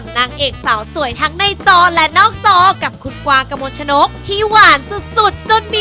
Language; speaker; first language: Thai; native; Thai